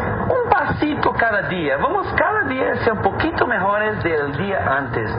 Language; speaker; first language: Spanish; non-native, fluent; Portuguese